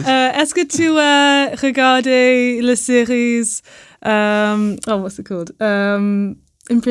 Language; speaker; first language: French; non-native, learner; English